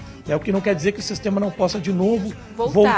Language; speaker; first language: Portuguese; native; Portuguese